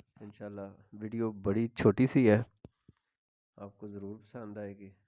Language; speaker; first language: Urdu; non-native, local second language; Punjabi